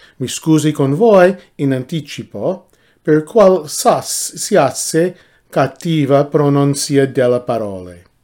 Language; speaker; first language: Italian; non-native, learner; English